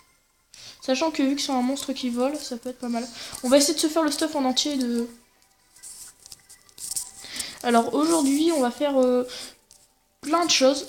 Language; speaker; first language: French; native; French